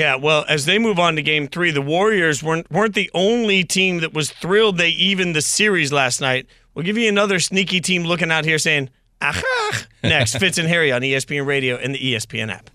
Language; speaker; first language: English; native; English